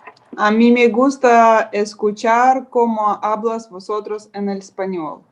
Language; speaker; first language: Spanish; non-native, learner; English